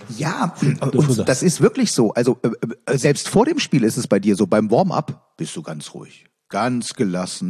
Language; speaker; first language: German; native; German